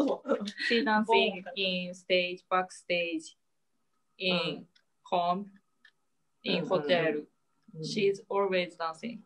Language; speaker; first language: English; non-native, learner; Japanese